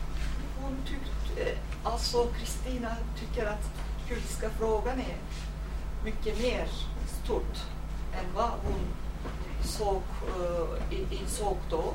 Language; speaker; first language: Swedish; non-native, fluent; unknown